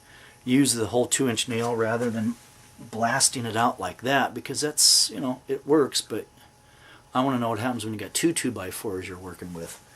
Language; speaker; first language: English; native; English